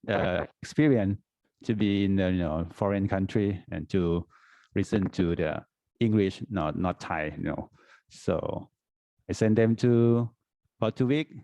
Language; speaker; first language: English; non-native, fluent; Thai